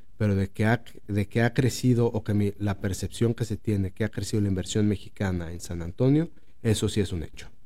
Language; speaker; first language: Spanish; native; Spanish